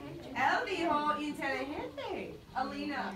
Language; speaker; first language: Spanish; non-native, fluent; English